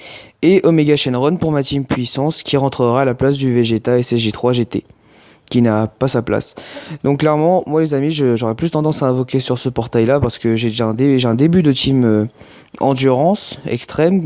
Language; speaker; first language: French; native; French